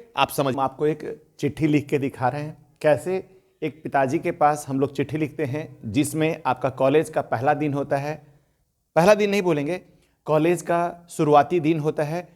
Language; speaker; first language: Hindi; native; Hindi